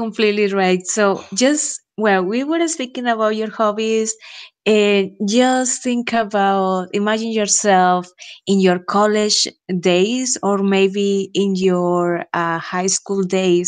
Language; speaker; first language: English; non-native, fluent; Spanish